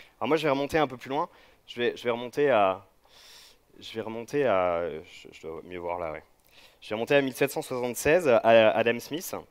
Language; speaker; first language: French; native; French